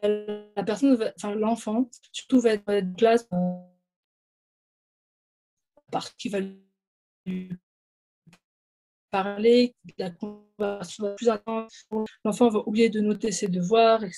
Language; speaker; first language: French; native; French